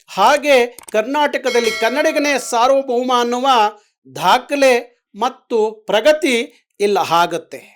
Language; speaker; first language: Kannada; native; Kannada